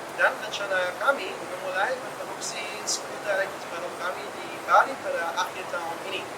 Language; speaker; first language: Indonesian; non-native, fluent; German